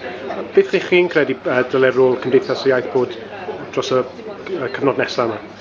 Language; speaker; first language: Welsh; native; Welsh